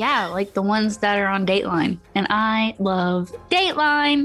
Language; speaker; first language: English; native; English